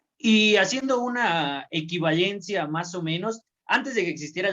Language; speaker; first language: Spanish; native; Spanish